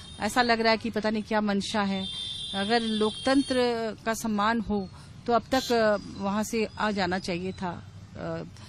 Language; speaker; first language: Hindi; native; Hindi